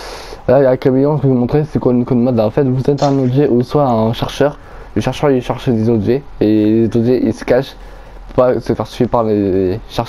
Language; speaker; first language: French; native; French